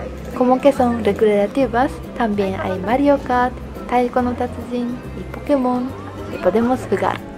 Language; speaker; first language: Spanish; non-native, fluent; Japanese